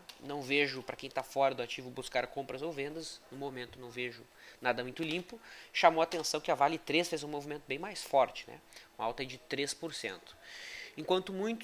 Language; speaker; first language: Portuguese; native; Portuguese